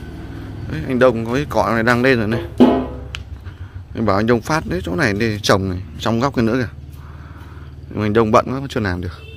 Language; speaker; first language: Vietnamese; native; Vietnamese